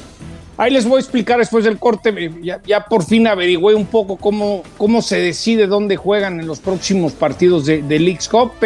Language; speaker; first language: Spanish; native; Spanish